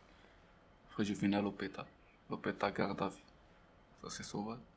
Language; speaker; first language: French; non-native, learner; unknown